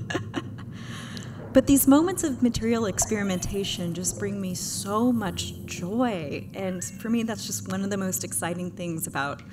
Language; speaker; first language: English; native; English